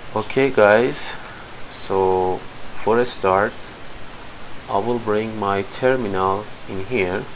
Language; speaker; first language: English; non-native, fluent; Persian